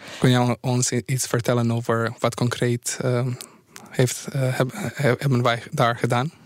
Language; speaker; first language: Dutch; non-native, fluent; Bosnian